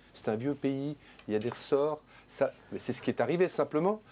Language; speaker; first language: French; native; French